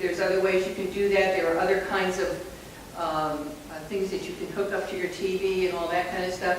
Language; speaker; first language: English; native; English